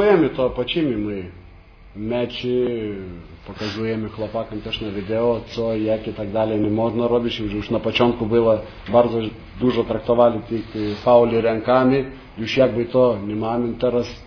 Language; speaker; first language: Polish; non-native, fluent; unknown